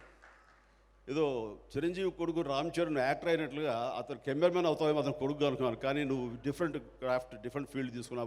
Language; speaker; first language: Telugu; native; Telugu